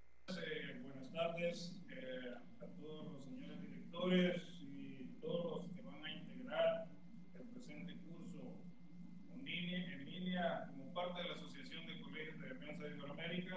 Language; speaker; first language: Spanish; native; Spanish